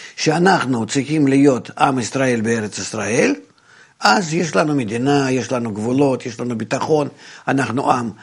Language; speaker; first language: Hebrew; non-native, fluent; Russian